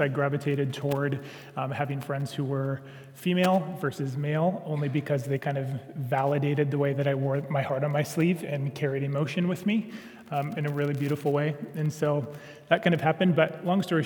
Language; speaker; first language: English; native; English